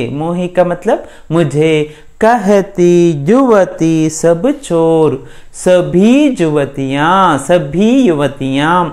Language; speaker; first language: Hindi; non-native, local second language; Kannada